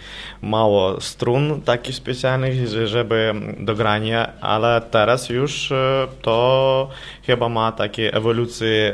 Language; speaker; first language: Polish; non-native, learner; Ukrainian